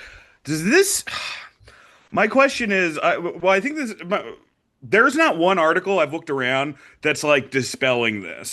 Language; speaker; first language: English; native; English